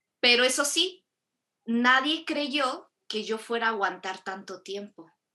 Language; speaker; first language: Spanish; early bilingual, other home language; Korean